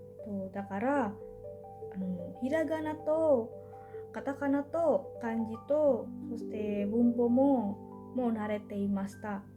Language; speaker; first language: Japanese; non-native, learner; Indonesian